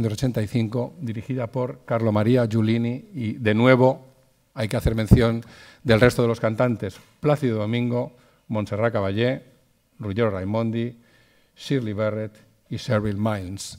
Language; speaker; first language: Spanish; native; Spanish